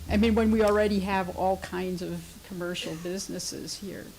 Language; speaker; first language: English; native; English